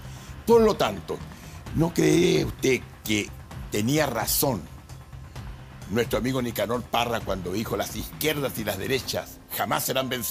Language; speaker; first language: Spanish; native; Spanish